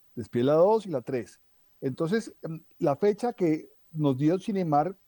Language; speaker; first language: Spanish; native; Spanish